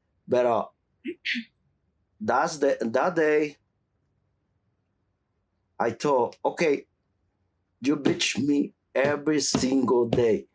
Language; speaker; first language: English; non-native, learner; Spanish